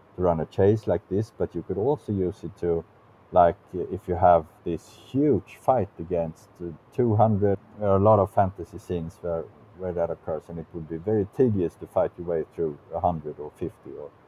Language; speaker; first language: English; non-native, fluent; Swedish